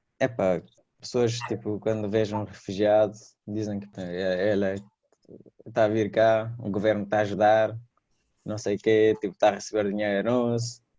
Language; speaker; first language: Portuguese; non-native, fluent; Persian